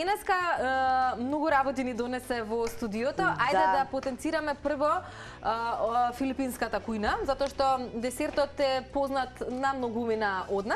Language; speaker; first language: Macedonian; native; Macedonian